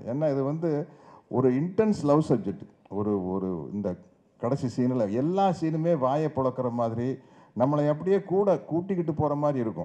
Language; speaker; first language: Tamil; native; Tamil